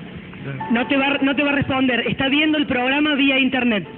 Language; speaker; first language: Spanish; native; Spanish